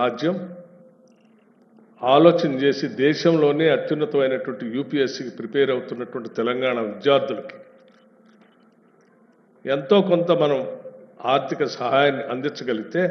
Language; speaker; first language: Telugu; native; Telugu